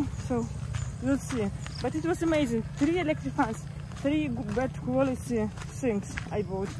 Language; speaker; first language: English; non-native, learner; Russian